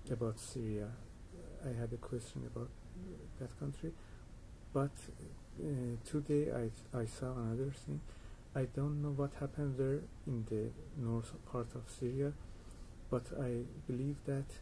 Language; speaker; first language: English; non-native, learner; Persian